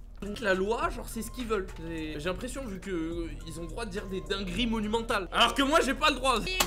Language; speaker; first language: French; native; French